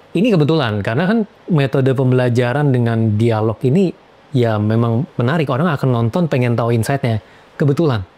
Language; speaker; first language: Indonesian; native; Indonesian